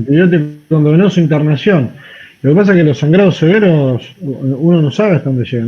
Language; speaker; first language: Spanish; native; Spanish